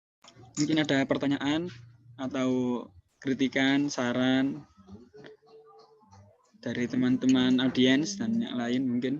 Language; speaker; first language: Indonesian; native; Indonesian